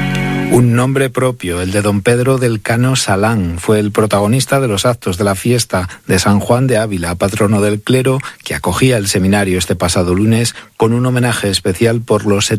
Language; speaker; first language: Spanish; native; Spanish